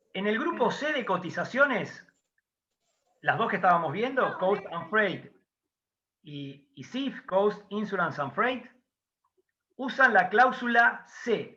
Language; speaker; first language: Spanish; native; Spanish